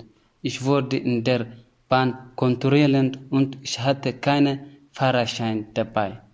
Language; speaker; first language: German; non-native, learner; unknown